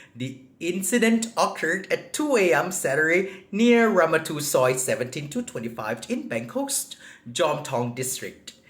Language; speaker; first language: English; non-native, fluent; Thai